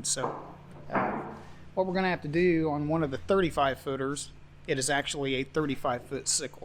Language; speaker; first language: English; native; English